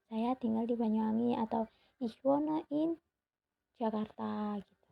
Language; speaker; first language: Indonesian; native; Indonesian